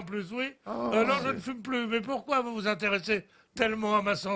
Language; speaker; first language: French; native; French